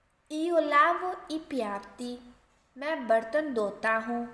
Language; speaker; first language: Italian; non-native, fluent; Urdu